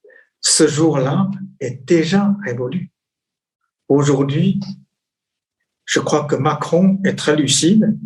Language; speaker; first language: French; non-native, fluent; Chinese